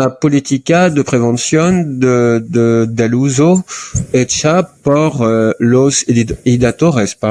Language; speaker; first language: Spanish; non-native, learner; French